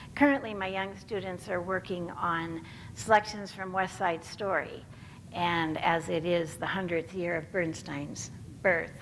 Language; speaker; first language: English; native; English